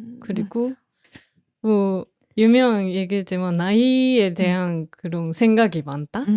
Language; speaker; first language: Korean; non-native, fluent; Japanese